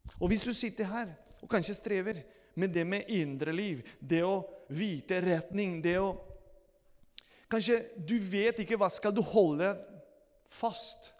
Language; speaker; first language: Norwegian; non-native, fluent; Spanish